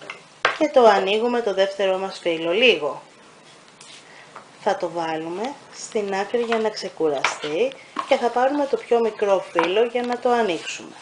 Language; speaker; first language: Greek; native; Greek